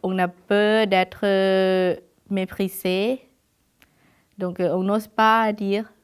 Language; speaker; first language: French; non-native, fluent; Thai